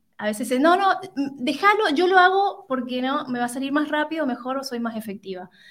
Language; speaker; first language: Spanish; native; Spanish